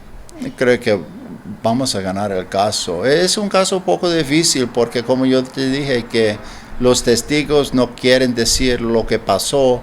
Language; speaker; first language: Spanish; non-native, learner; English